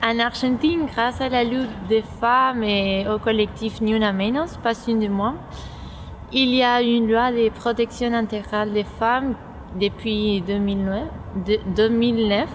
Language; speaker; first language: French; non-native, fluent; Spanish